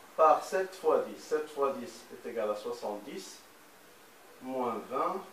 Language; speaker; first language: French; non-native, local second language; Arabic